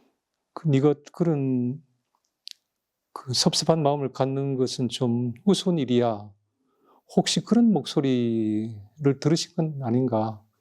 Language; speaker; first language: Korean; native; Korean